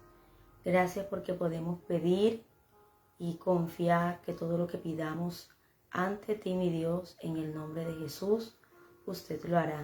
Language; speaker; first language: Spanish; native; Spanish